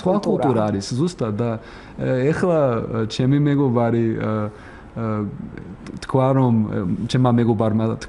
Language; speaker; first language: Georgian; non-native, learner; English